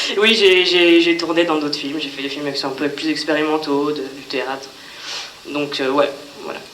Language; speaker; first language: French; native; French